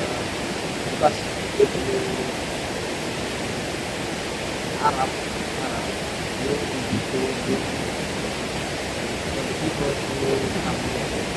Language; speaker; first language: English; non-native, learner; Indonesian